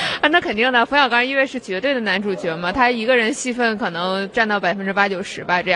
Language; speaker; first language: Chinese; native; Chinese